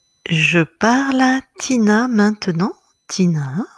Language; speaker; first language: French; native; French